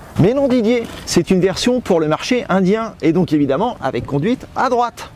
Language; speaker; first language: French; native; French